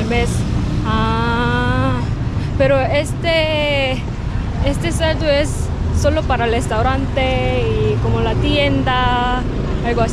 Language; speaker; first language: Spanish; non-native, learner; Korean